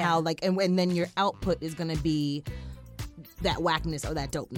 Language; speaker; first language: English; early bilingual, other home language; Spanish